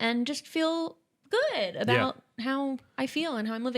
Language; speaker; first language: English; native; English